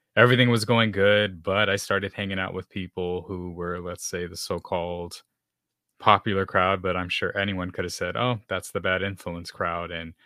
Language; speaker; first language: English; native; English